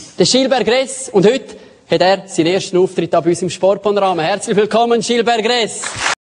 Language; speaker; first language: German; native; German